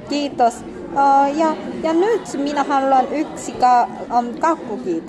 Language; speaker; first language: Finnish; non-native, learner; Korean